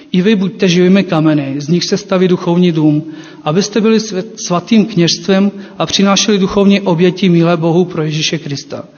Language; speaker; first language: Czech; non-native, fluent; Ukrainian